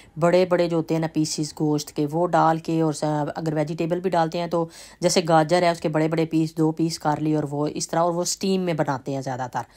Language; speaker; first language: Urdu; native; Urdu